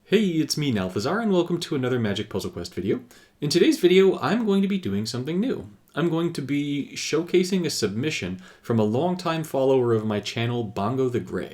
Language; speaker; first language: English; native; English